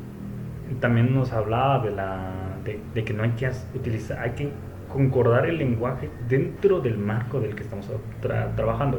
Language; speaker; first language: Spanish; native; Spanish